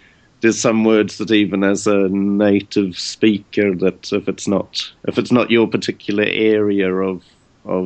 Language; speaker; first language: English; native; English